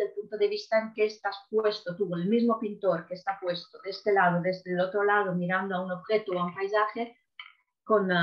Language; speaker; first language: Spanish; non-native, fluent; Italian